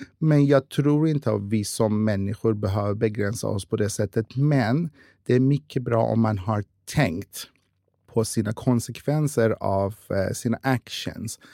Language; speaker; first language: Swedish; non-native, fluent; Persian